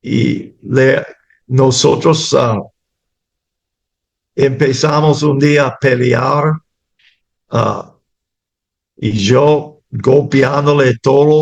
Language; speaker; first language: Spanish; non-native, fluent; English